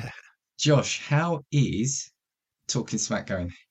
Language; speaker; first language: English; native; English